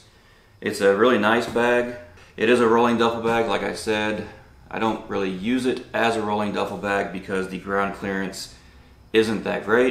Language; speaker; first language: English; native; English